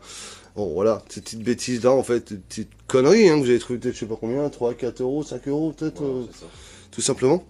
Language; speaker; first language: French; native; French